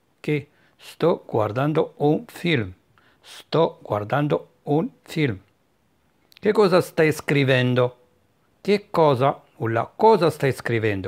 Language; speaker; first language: Italian; non-native, fluent; Arabic